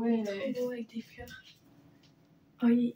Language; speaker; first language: French; native; French